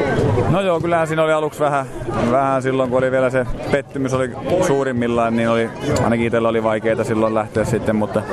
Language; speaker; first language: Finnish; native; Finnish